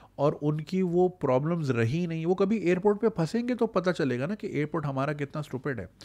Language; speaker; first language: Urdu; native; Urdu